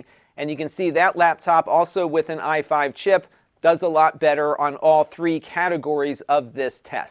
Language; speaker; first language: English; native; English